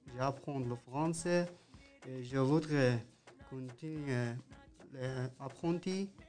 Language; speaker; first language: French; non-native, learner; Persian